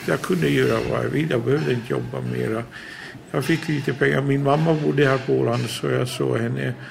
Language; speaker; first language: Swedish; early bilingual, heritage; Swedish